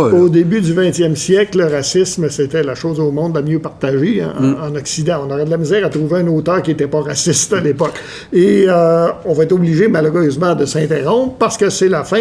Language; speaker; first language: French; native; French